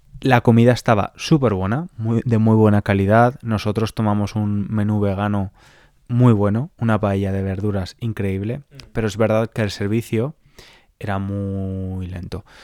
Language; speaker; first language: Spanish; native; Spanish